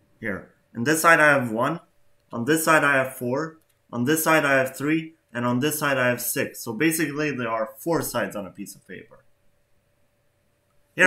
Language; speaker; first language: English; non-native, fluent; Albanian